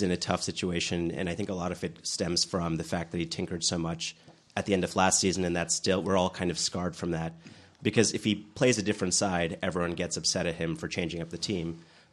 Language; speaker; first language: English; native; English